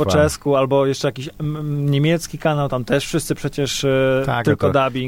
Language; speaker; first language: Polish; native; Polish